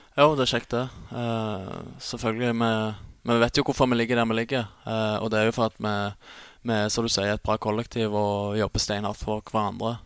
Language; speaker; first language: Norwegian; native; Norwegian